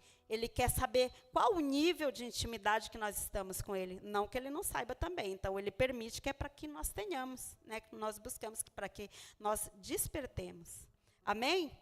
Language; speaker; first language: Portuguese; native; Portuguese